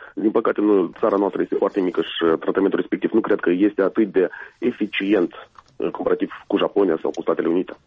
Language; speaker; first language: Romanian; native; Romanian